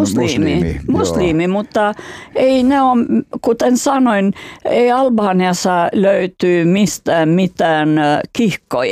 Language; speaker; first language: Finnish; non-native, fluent; Albanian